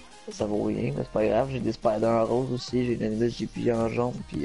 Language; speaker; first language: French; native; French